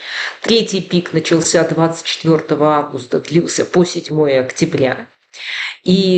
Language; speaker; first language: Russian; native; Russian